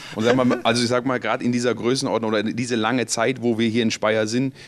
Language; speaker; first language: German; native; German